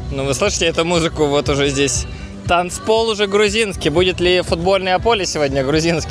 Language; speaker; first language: Russian; native; Russian